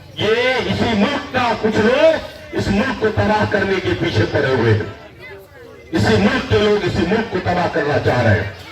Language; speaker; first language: Hindi; native; Hindi